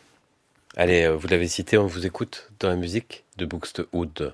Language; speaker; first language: French; native; French